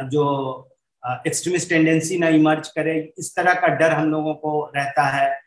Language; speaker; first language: Hindi; native; Hindi